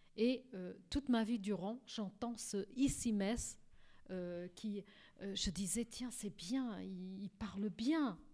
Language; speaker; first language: French; early bilingual, other home language; Portuguese